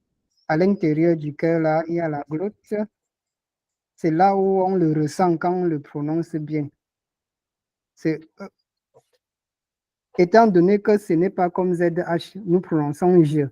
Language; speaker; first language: French; non-native, local second language; Ghomala